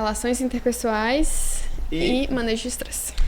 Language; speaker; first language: Portuguese; native; Portuguese